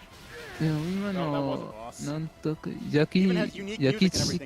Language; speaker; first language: Japanese; non-native, learner; Spanish